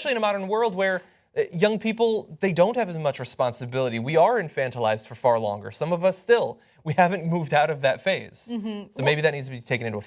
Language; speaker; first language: English; native; English